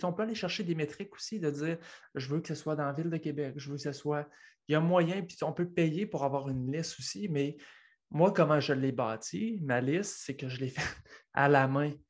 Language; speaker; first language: French; native; French